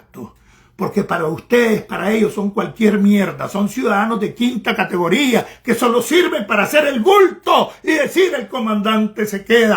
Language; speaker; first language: Spanish; native; Spanish